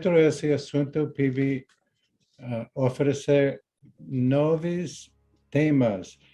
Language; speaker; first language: Portuguese; non-native, learner; English